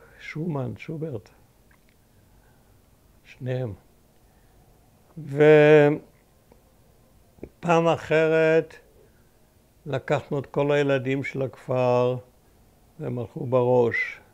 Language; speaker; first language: Hebrew; early bilingual, other home language; German